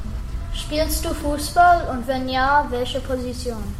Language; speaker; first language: German; non-native, learner; English